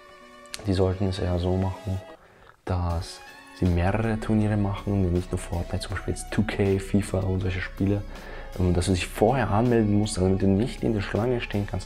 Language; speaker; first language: German; native; German